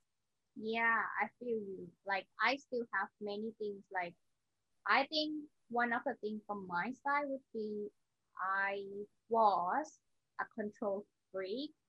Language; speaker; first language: English; non-native, learner; Thai